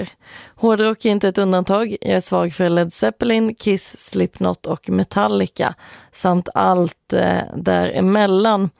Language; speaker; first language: Swedish; native; Swedish